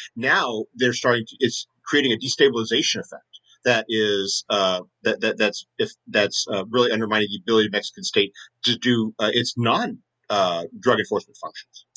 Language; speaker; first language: English; native; English